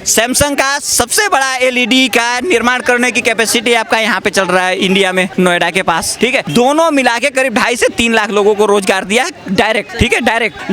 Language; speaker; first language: Hindi; non-native, local second language; Bhojpuri